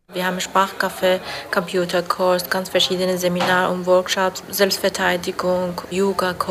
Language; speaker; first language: German; non-native, fluent; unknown